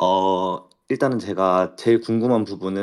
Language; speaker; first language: Korean; native; Korean